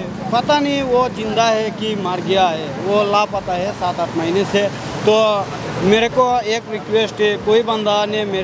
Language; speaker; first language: Hindi; non-native, fluent; Bangla